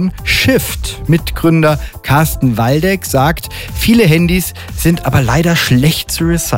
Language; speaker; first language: German; native; German